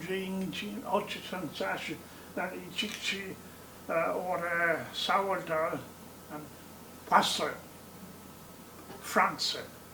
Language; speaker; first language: Korean; non-native, learner; English